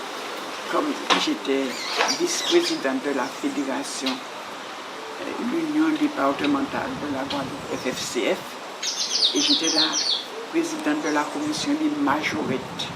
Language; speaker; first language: French; non-native, local second language; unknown